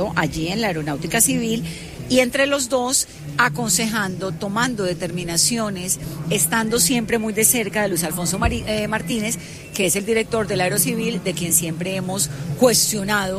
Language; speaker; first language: Spanish; native; Spanish